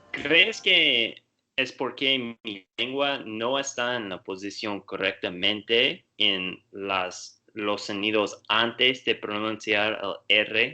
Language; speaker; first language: Spanish; non-native, learner; English